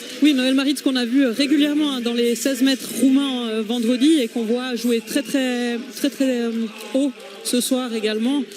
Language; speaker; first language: French; native; French